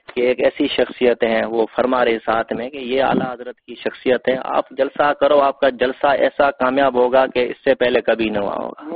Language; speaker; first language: Urdu; non-native, local second language; Sindhi